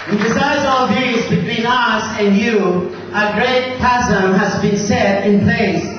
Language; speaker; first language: English; non-native, local second language; Filipino